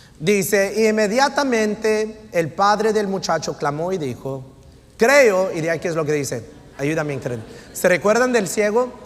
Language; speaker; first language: Spanish; non-native, fluent; English